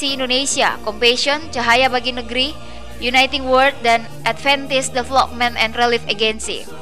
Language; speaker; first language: Indonesian; native; Indonesian